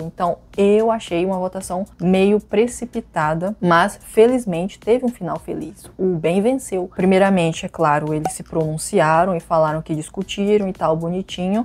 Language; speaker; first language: Portuguese; native; Portuguese